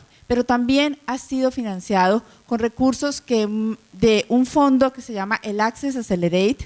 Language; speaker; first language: Spanish; native; Spanish